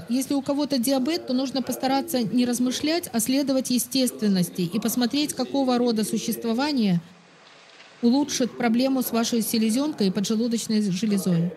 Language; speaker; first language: Russian; native; Russian